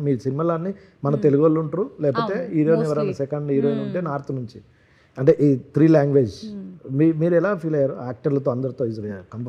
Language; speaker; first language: Telugu; native; Telugu